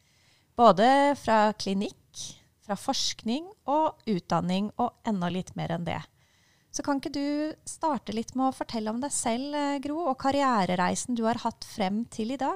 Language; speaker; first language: Norwegian; native; Norwegian